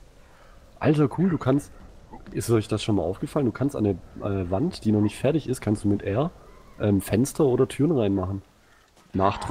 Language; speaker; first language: German; native; German